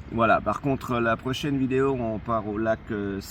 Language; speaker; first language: French; native; French